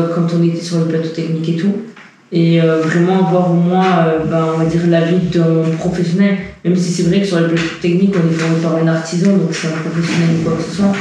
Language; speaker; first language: French; early bilingual, heritage; French